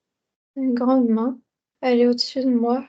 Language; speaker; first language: French; native; French